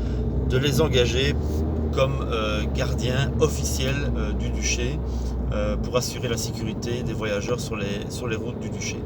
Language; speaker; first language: French; native; French